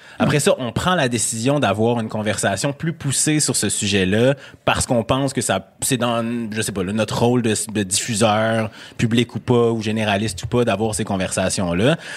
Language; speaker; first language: French; native; French